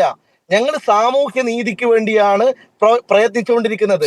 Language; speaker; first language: Malayalam; native; Malayalam